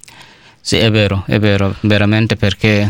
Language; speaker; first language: Italian; non-native, learner; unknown